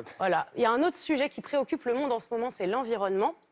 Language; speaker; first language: French; native; French